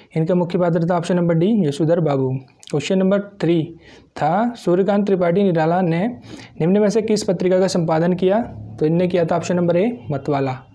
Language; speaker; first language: Hindi; native; Hindi